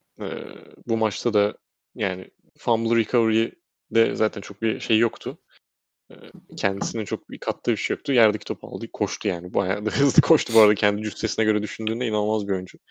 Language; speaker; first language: Turkish; native; Turkish